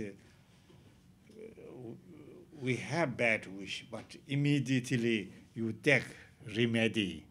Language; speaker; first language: English; non-native, learner; Tibetan